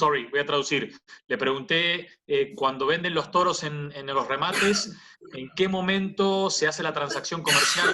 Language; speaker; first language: Spanish; native; Spanish